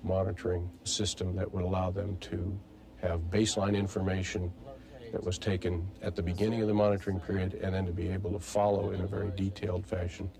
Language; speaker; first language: English; native; English